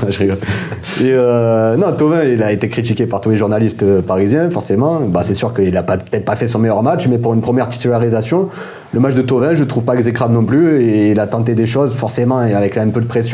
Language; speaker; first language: French; native; French